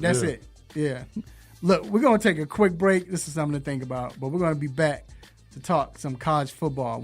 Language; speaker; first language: English; native; English